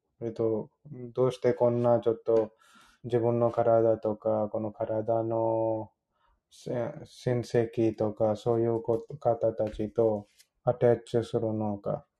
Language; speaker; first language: Japanese; non-native, learner; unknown